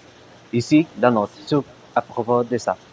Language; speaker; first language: French; non-native, learner; Spanish